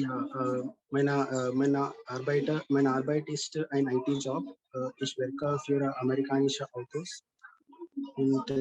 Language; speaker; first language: German; non-native, learner; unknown